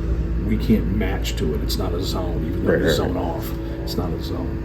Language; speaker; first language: English; native; English